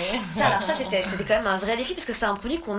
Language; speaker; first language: French; native; French